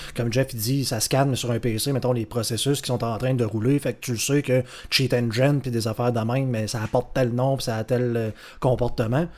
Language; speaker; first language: French; native; French